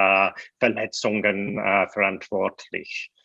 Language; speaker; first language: German; non-native, fluent; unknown